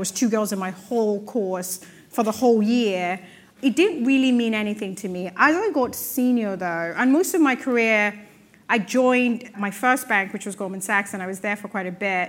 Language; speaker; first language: English; non-native, local second language; Yoruba